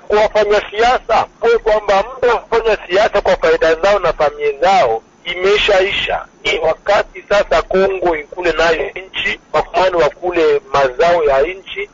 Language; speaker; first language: Swahili; native; Swahili